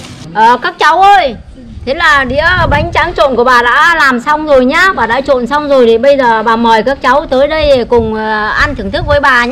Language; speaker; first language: Vietnamese; native; Vietnamese